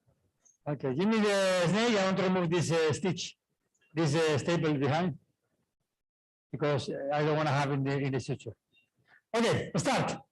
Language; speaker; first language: English; non-native, fluent; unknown